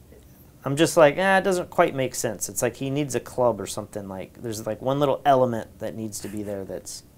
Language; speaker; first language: English; native; English